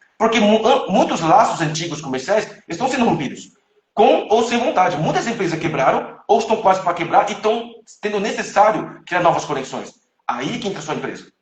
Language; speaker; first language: Portuguese; non-native, fluent; Chinese